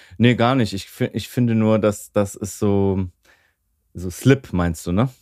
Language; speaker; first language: German; early bilingual, other home language; Greek